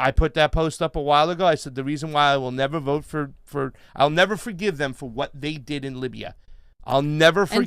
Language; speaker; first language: English; native; English